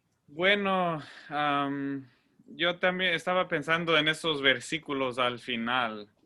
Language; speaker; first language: Spanish; non-native, fluent; English